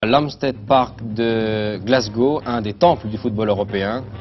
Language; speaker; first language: French; native; French